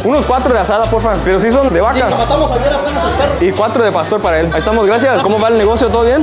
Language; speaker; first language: Spanish; early bilingual, heritage; Spanish